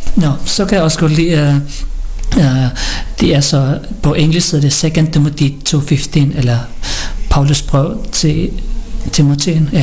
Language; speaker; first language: Danish; early bilingual, other home language; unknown